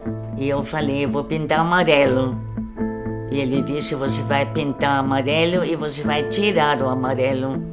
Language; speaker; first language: Portuguese; early bilingual, other home language; German